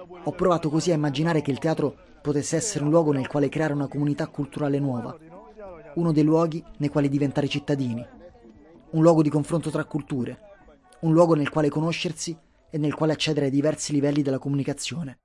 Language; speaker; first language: Italian; native; Italian